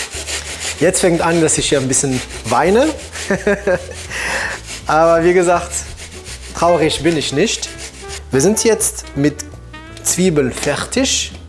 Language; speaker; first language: German; non-native, fluent; French